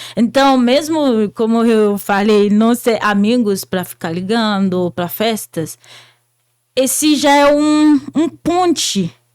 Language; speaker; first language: Portuguese; non-native, fluent; Haitian Creole